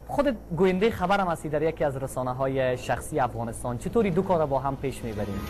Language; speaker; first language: Persian; native; Persian